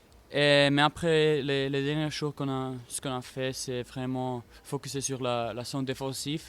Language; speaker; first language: French; non-native, fluent; German